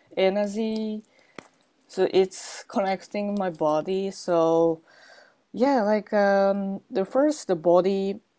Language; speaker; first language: English; non-native, learner; Japanese